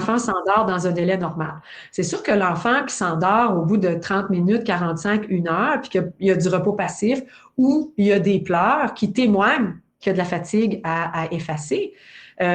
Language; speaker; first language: French; native; French